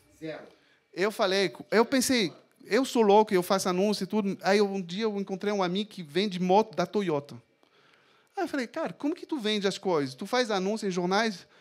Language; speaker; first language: Portuguese; non-native, fluent; French